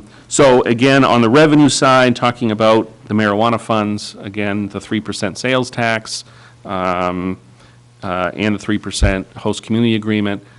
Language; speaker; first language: English; native; English